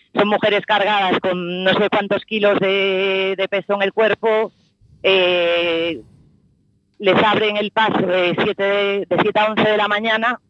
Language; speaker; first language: Spanish; native; Spanish